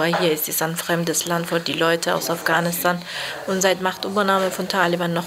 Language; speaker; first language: German; non-native, learner; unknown